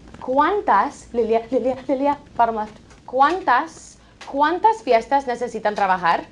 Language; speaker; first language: Spanish; non-native, fluent; English